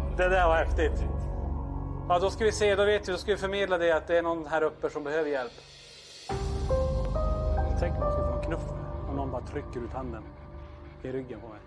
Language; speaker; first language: Swedish; native; Swedish